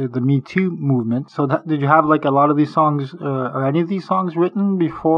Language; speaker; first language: English; native; English